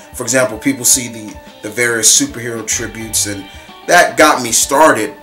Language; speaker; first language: English; native; English